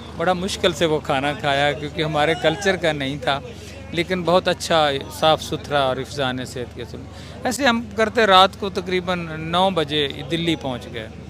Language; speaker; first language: Urdu; non-native, local second language; Punjabi